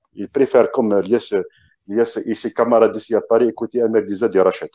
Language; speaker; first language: French; non-native, local second language; Kabyle